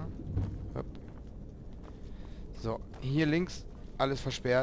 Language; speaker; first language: German; native; German